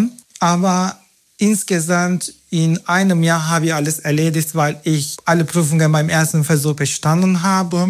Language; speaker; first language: German; non-native, fluent; Turkish